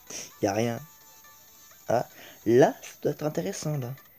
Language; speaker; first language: French; native; French